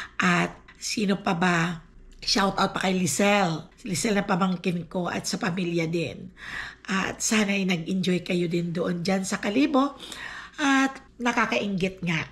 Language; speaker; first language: Filipino; non-native, local second language; Aklanon